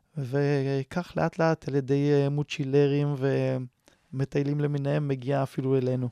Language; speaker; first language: Hebrew; native; Hebrew